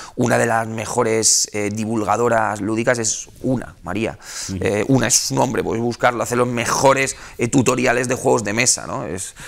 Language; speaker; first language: Spanish; native; Spanish